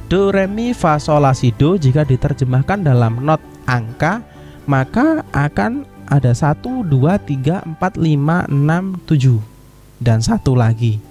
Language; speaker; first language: Indonesian; native; Indonesian